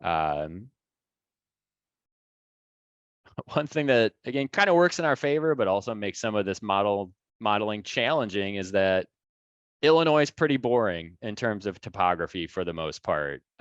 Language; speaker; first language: English; native; English